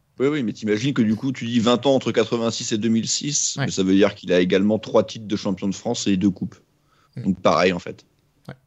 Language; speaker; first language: French; native; French